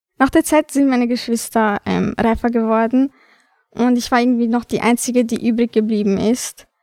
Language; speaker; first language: German; early bilingual, other home language; Albanian